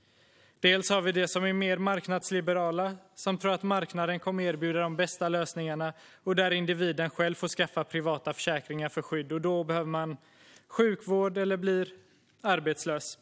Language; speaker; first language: Swedish; native; Swedish